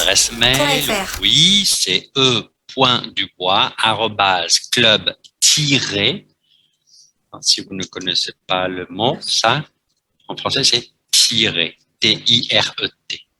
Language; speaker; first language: French; non-native, fluent; Vietnamese